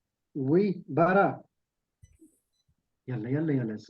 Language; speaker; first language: French; non-native, local second language; Arabic